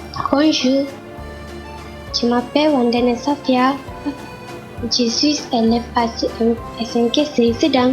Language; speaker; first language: French; non-native, learner; Malay